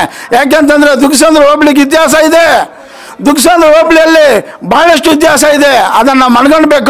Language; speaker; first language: Kannada; native; Kannada